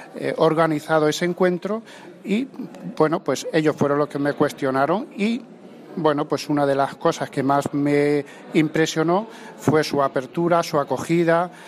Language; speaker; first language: Spanish; native; Spanish